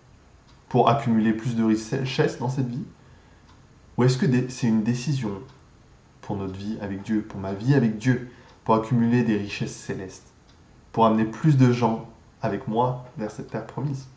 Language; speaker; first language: French; native; French